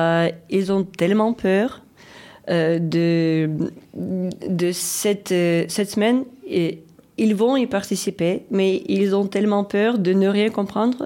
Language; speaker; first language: French; non-native, fluent; Ukrainian